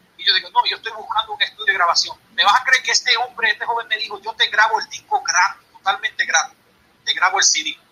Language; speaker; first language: Spanish; early bilingual, heritage; Spanish